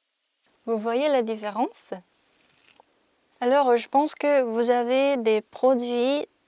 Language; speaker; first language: French; non-native, fluent; Korean